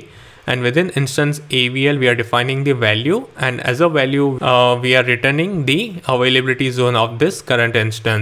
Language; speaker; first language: English; non-native, local second language; Hindi